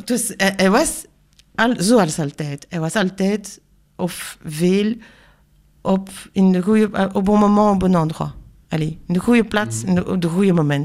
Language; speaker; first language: Dutch; non-native, local second language; French